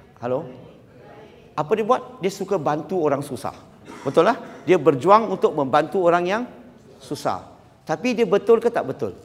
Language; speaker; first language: Malay; non-native, local second language; Chinese